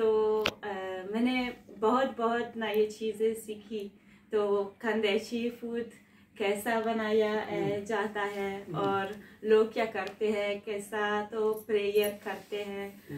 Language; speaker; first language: Hindi; non-native, learner; Italian